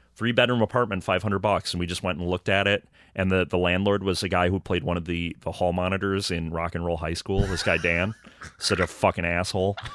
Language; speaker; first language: English; native; English